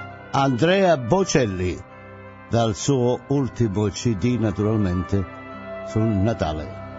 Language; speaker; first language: Italian; native; Italian